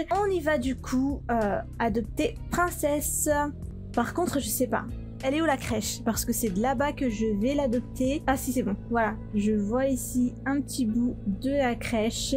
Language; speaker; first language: French; native; French